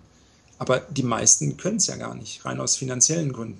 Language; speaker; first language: German; native; German